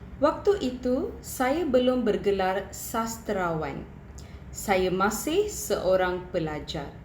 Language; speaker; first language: Malay; non-native, local second language; Tamil